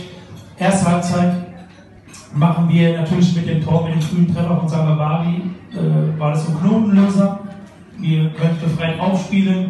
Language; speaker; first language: German; native; German